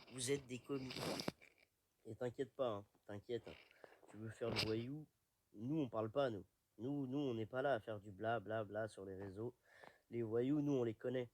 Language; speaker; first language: French; native; French